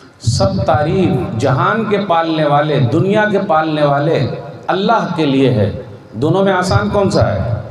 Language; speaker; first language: Urdu; native; Urdu